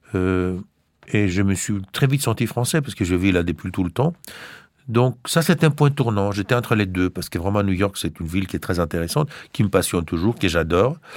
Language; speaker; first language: French; non-native, fluent; Greek